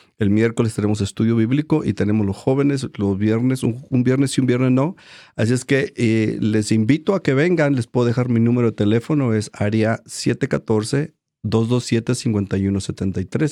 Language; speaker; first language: Spanish; native; Spanish